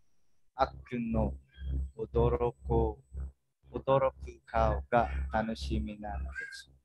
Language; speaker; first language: Japanese; non-native, learner; English